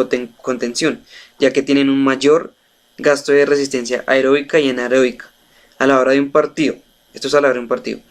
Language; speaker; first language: Spanish; native; Spanish